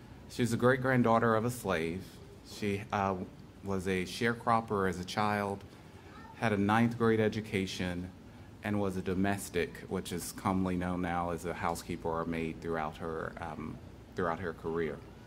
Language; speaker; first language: English; native; English